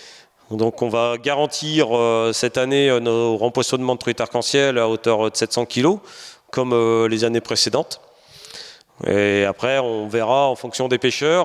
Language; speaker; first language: French; native; French